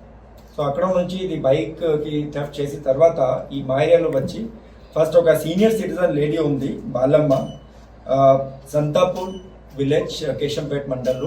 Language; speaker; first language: Telugu; non-native, local second language; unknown